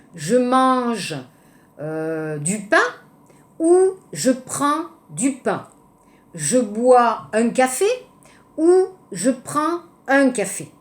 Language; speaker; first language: French; native; French